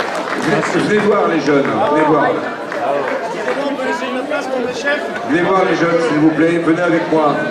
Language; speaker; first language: French; native; French